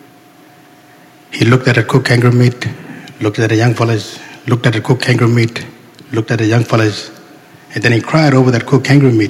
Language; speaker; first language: English; non-native, local second language; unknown